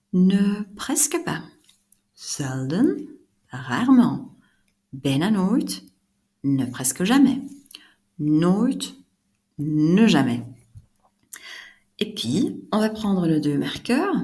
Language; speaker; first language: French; non-native, fluent; Dutch